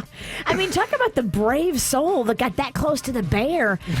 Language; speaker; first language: English; native; English